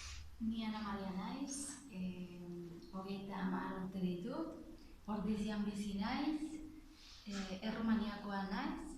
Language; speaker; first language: Basque; non-native, learner; Romanian